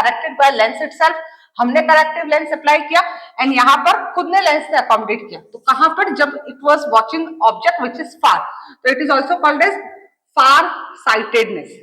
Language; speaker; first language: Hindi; native; Hindi